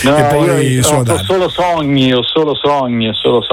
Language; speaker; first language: Italian; native; Italian